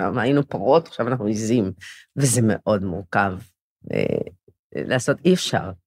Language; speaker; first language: Hebrew; native; Hebrew